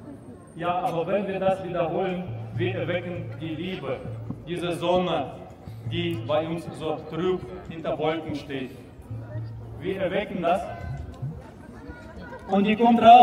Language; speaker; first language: German; non-native, fluent; Russian